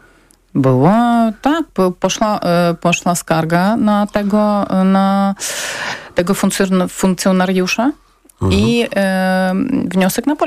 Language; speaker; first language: Polish; non-native, learner; Ukrainian